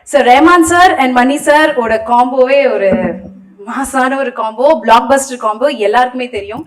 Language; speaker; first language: Tamil; native; Tamil